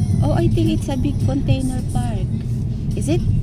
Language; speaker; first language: English; non-native, local second language; Filipino